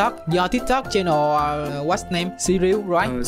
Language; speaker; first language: English; non-native, learner; Vietnamese